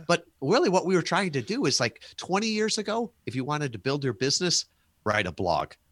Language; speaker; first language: English; native; English